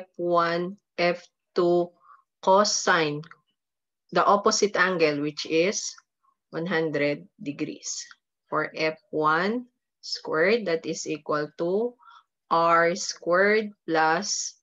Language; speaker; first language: English; non-native, local second language; Filipino